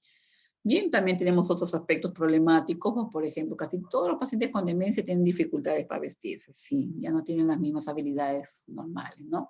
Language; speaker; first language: Spanish; native; Spanish